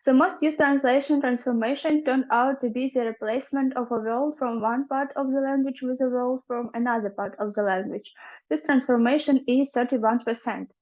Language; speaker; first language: English; non-native, fluent; Ukrainian